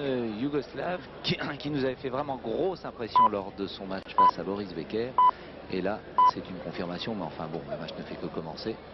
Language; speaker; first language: French; native; French